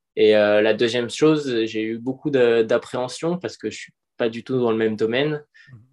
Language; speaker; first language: French; native; French